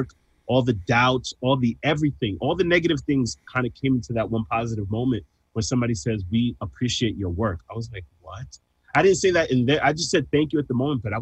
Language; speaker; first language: English; early bilingual, other home language; Spanish